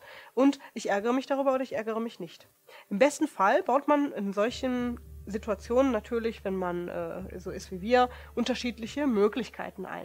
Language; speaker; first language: German; native; German